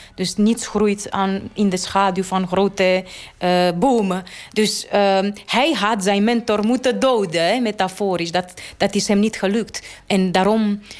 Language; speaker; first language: Dutch; non-native, fluent; Romanian